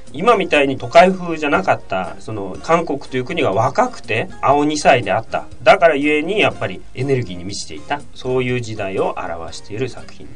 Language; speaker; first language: Japanese; native; Japanese